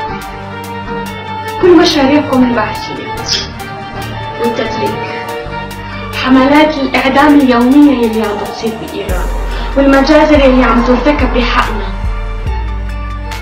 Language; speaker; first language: Arabic; non-native, local second language; Kurdish